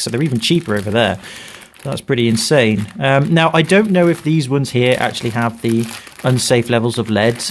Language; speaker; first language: English; native; English